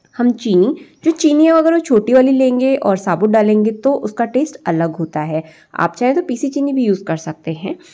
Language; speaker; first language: Hindi; native; Hindi